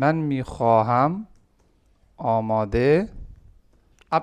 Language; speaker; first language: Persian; non-native, fluent; Urdu